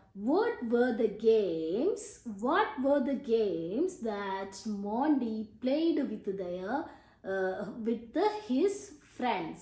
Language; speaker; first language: English; non-native, local second language; Malayalam